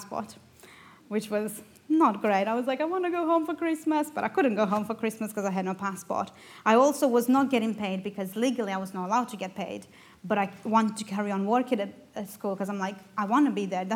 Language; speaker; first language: English; non-native, fluent; Romanian